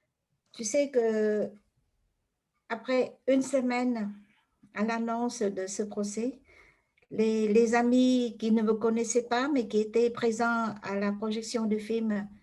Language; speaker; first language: French; non-native, fluent; Vietnamese